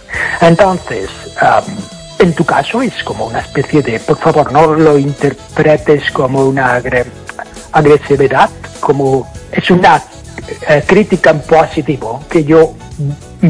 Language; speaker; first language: Spanish; non-native, fluent; English